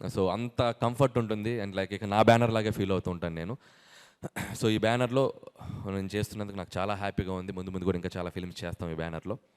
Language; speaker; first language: Telugu; native; Telugu